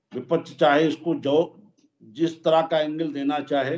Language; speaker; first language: Hindi; native; Hindi